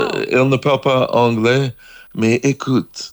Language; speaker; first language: French; non-native, learner; English